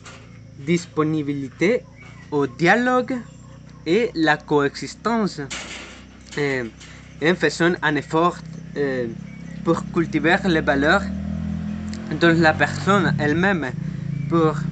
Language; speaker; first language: French; non-native, learner; Spanish